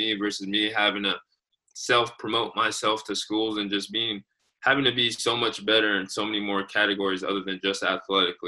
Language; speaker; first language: English; native; English